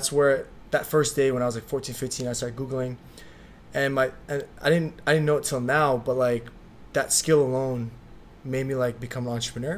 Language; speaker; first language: English; early bilingual, other home language; Vietnamese